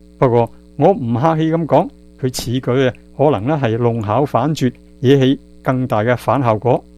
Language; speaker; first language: Chinese; non-native, local second language; Cantonese